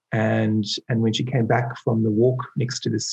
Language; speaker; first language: English; native; English